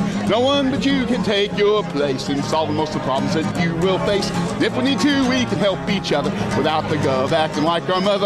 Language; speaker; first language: English; native; English